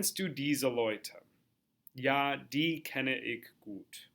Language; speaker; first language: German; non-native, fluent; English